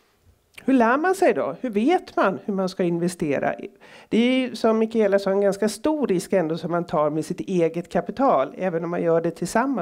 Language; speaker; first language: Swedish; native; Swedish